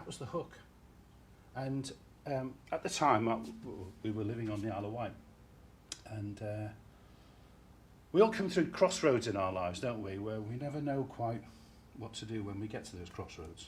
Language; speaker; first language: English; native; English